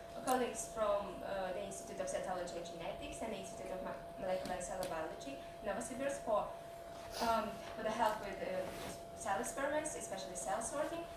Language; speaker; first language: English; non-native, fluent; Russian